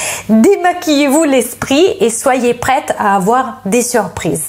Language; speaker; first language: French; non-native, fluent; Italian